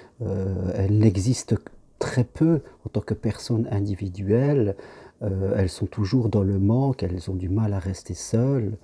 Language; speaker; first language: French; native; French